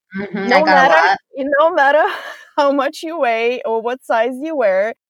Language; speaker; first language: English; non-native, fluent; Russian